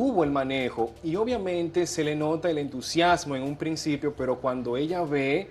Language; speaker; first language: Spanish; native; Spanish